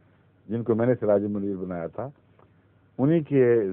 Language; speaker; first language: Urdu; native; Urdu